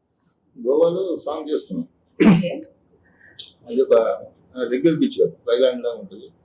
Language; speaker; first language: Telugu; native; Telugu